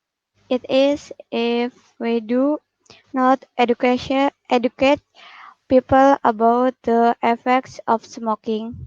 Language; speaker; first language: English; non-native, learner; Indonesian